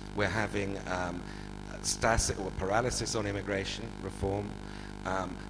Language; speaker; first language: English; native; English